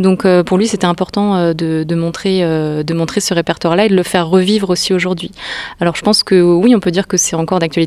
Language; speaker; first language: French; native; French